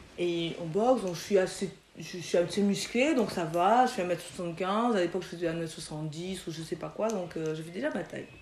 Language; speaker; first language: French; native; French